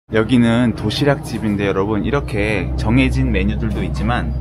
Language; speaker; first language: Korean; native; Korean